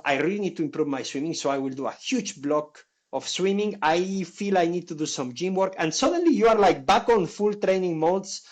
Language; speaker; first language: English; non-native, fluent; Spanish